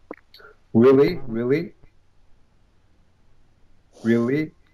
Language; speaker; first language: English; non-native, learner; Korean